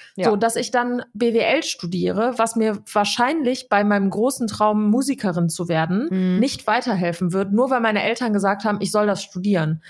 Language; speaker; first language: German; early bilingual, other home language; Serbian